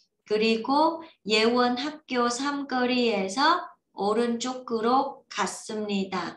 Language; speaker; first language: Korean; non-native, learner; Vietnamese